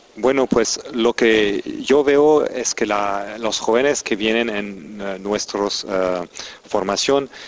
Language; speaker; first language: Spanish; non-native, fluent; French